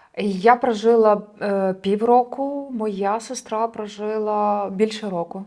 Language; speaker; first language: Ukrainian; native; Ukrainian